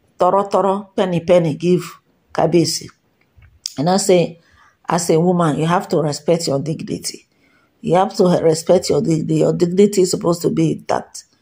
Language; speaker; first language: Nigerian Pidgin; non-native, local second language; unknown